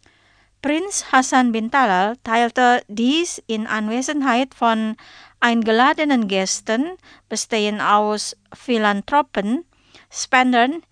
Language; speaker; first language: German; non-native, fluent; Indonesian